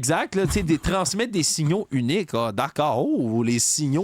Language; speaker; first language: French; native; French